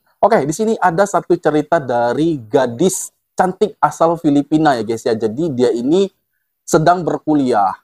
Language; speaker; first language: Indonesian; native; Indonesian